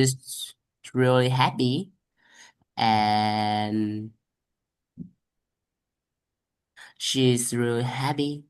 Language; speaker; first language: English; non-native, learner; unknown